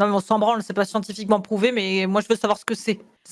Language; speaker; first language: French; native; French